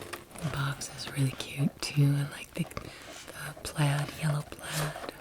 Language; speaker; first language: English; native; English